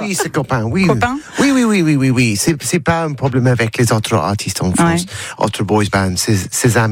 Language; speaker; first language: French; non-native, learner; English